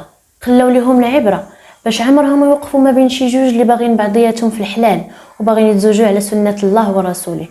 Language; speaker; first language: Arabic; native; Arabic